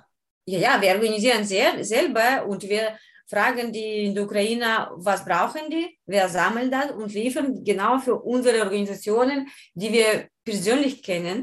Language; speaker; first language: German; non-native, learner; Ukrainian